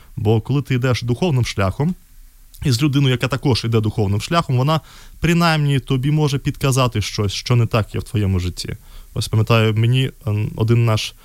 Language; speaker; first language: Ukrainian; non-native, fluent; Russian